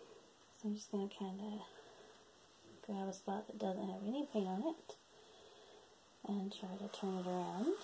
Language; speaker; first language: English; native; English